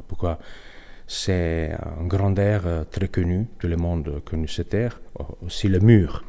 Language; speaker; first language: French; non-native, fluent; Italian